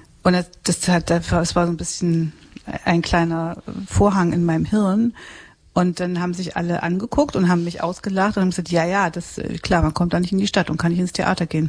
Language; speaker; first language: German; native; German